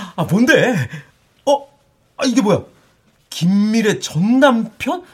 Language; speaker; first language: Korean; native; Korean